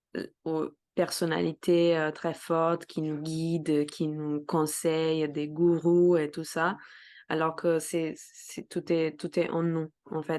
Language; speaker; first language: French; non-native, fluent; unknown